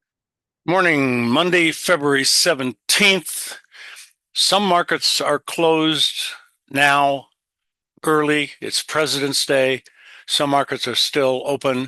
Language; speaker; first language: English; native; English